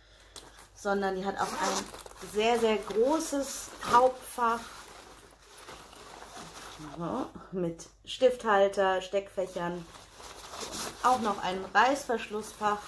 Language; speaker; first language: German; native; German